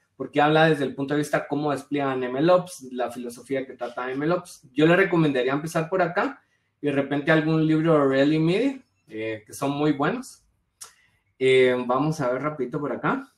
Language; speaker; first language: Spanish; native; Spanish